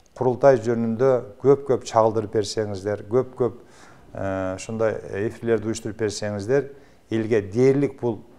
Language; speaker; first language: Kyrgyz; native; Kyrgyz